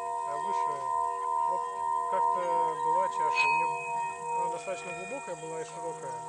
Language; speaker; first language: Russian; native; Russian